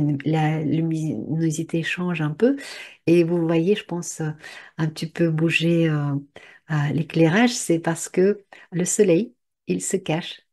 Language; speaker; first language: French; non-native, fluent; Russian